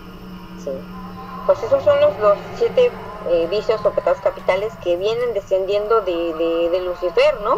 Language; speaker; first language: Spanish; native; Spanish